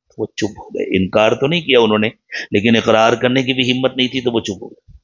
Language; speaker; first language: Urdu; native; Urdu